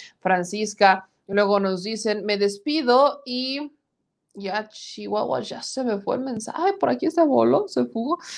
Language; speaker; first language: Spanish; native; Spanish